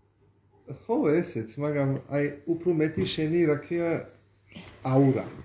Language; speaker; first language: Georgian; non-native, learner; German